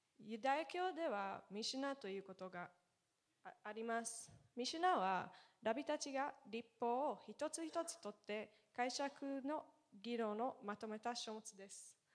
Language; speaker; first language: Japanese; non-native, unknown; Hebrew